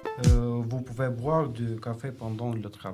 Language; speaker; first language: French; non-native, learner; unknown